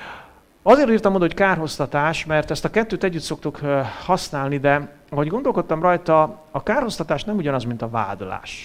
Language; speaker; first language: Hungarian; native; Hungarian